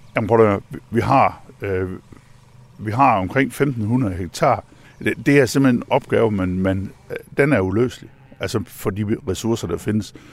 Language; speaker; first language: Danish; native; Danish